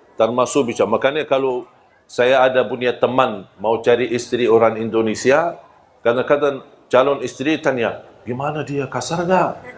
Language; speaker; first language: Malay; non-native, fluent; Arabic